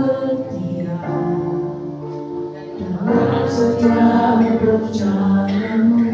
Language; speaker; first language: Indonesian; native; Indonesian